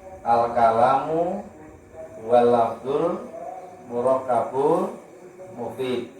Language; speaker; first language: Arabic; non-native, fluent; Javanese